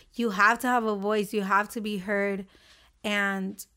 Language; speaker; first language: English; early bilingual, other home language; Arabic